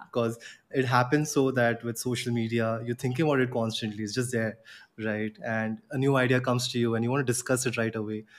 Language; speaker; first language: English; non-native, local second language; Gujarati